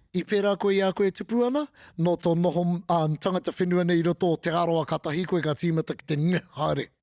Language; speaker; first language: Māori; non-native, local second language; English